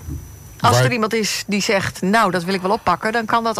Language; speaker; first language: Dutch; native; Dutch